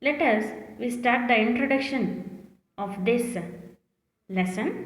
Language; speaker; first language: English; non-native, local second language; Kannada